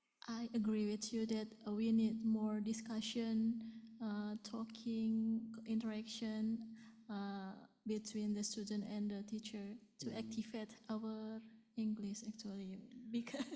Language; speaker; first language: English; non-native, learner; Indonesian